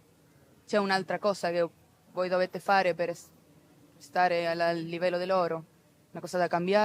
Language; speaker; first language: Italian; non-native, learner; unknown